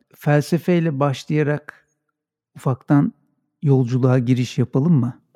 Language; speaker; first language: Turkish; native; Turkish